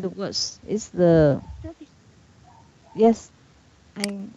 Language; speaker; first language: English; non-native, learner; Vietnamese